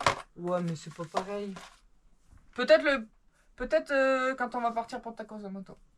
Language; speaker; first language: French; native; French